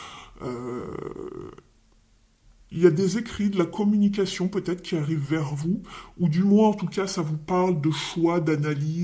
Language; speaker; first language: French; native; French